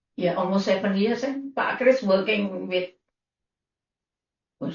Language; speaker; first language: English; non-native, learner; Indonesian